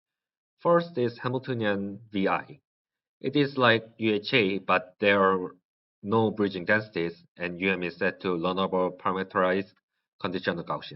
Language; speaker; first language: English; non-native, learner; Korean